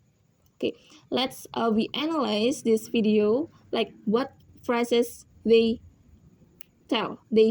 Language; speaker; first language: English; non-native, learner; Indonesian